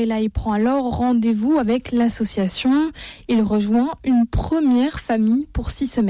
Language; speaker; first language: French; native; French